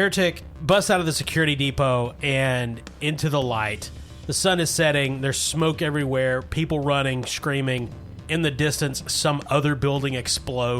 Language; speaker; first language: English; native; English